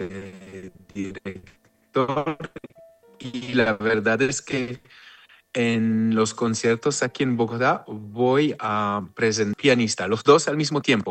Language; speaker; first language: Spanish; non-native, fluent; Hebrew